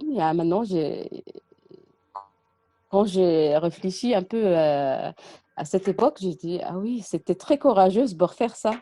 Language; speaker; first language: French; non-native, learner; Arabic